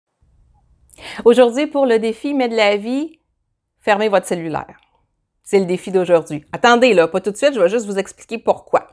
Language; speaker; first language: French; native; French